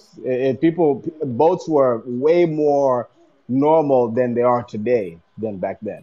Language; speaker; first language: English; non-native, local second language; Luyia